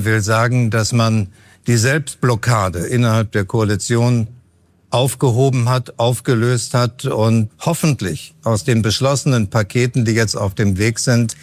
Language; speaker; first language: German; native; German